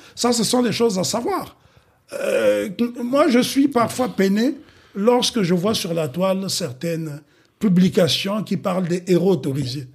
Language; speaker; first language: French; non-native, local second language; Kongo